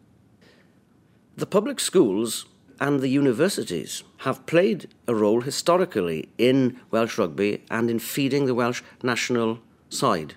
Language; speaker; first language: English; native; English